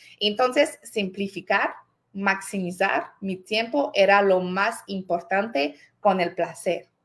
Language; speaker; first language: Spanish; non-native, fluent; French